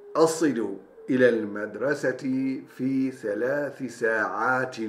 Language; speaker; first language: Arabic; non-native, fluent; Turkish